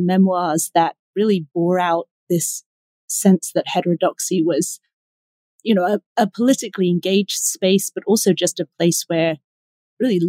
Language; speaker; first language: English; native; English